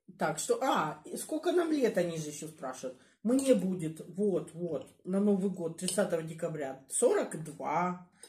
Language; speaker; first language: Russian; native; Russian